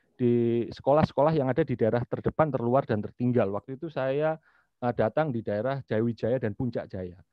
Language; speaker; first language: Indonesian; native; Indonesian